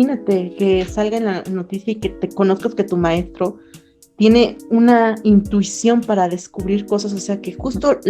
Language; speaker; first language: Spanish; native; Spanish